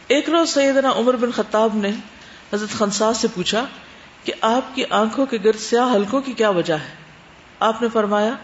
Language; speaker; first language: Urdu; native; Urdu